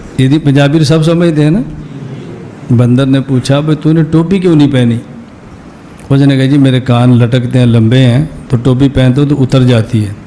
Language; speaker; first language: Urdu; non-native, local second language; Punjabi